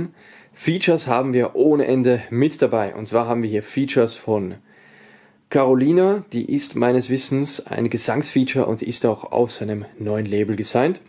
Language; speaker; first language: German; native; German